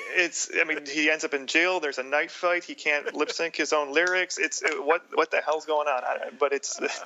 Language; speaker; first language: English; native; English